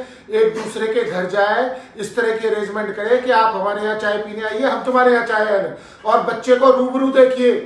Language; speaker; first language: Hindi; native; Hindi